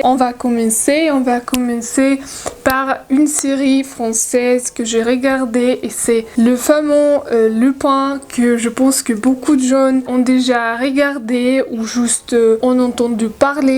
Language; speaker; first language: French; non-native, learner; Russian